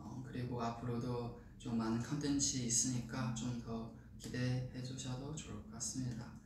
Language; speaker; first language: Korean; non-native, fluent; Chinese